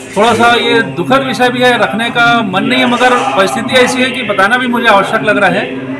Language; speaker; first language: Hindi; native; Hindi